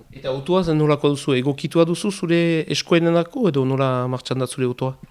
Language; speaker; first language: Basque; native; Basque